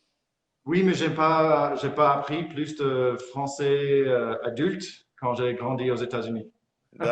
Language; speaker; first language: French; non-native, fluent; English